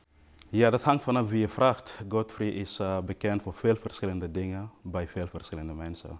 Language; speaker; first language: Dutch; non-native, fluent; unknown